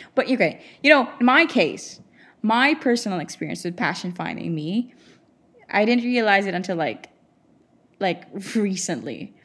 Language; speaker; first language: English; non-native, local second language; Filipino